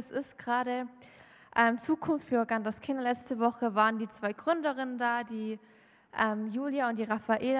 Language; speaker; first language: German; native; German